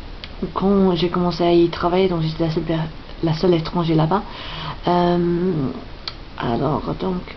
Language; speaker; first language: French; non-native, fluent; English